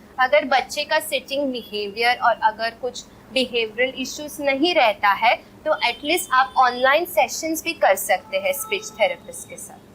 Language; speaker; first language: Hindi; non-native, local second language; Marathi